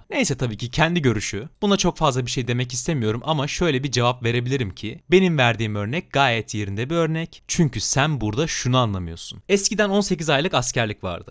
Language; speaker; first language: Turkish; native; Turkish